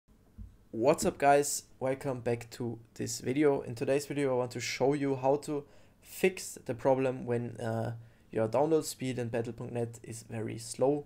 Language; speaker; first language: English; non-native, fluent; German